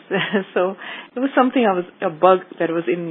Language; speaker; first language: English; non-native, local second language; Urdu